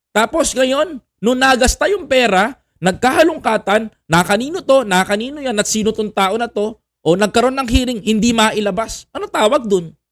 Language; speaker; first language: Filipino; native; Filipino